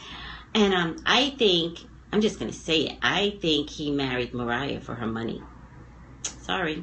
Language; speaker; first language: English; native; English